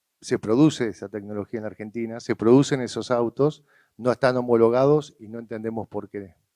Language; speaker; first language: Spanish; native; Spanish